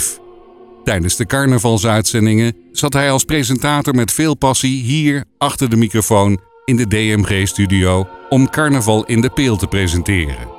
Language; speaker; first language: Dutch; native; Dutch